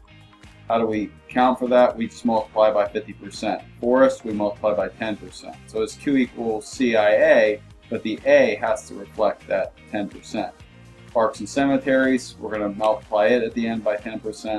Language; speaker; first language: English; native; English